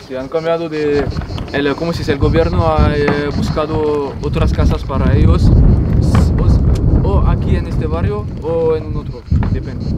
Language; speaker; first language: Spanish; non-native, learner; French